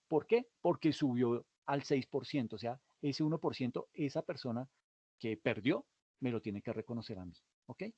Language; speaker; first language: Spanish; native; Spanish